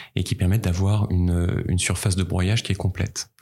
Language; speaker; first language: French; native; French